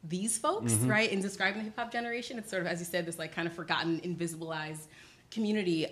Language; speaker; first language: English; native; English